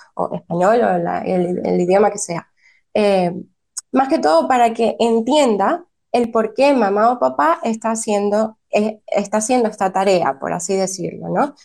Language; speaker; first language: Spanish; native; Spanish